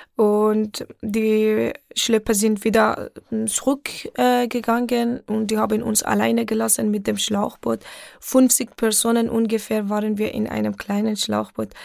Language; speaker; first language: German; non-native, fluent; Persian